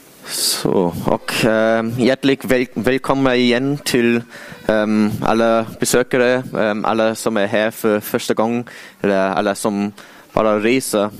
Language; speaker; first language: Swedish; non-native, fluent; English